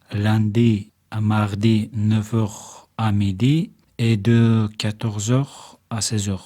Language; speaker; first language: French; non-native, learner; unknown